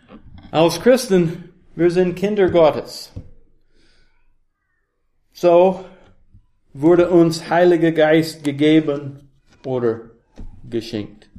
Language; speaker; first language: German; non-native, learner; English